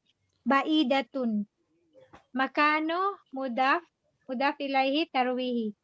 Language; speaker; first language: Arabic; non-native, learner; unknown